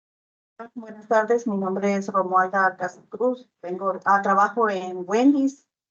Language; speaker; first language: Spanish; native; Spanish